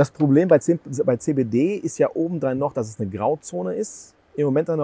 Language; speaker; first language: German; native; German